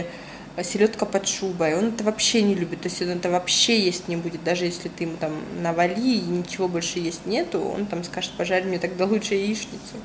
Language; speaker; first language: Russian; native; Russian